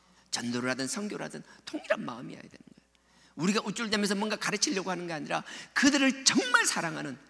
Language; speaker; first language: Korean; native; Korean